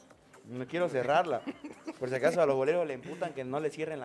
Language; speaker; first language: Spanish; native; Spanish